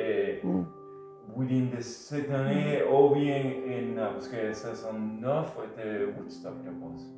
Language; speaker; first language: French; non-native, learner; Spanish